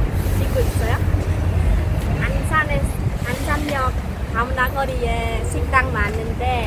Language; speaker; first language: Korean; non-native, fluent; Khmer